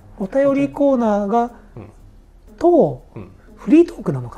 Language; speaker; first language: Japanese; native; Japanese